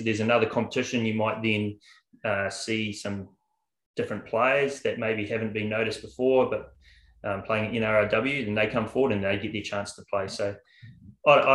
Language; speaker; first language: English; native; English